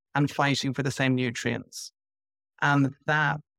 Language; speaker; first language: English; native; English